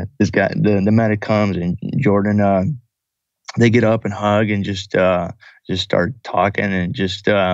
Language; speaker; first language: English; early bilingual, other home language; Russian